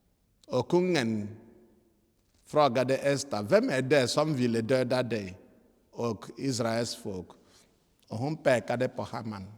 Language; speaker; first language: Swedish; non-native, fluent; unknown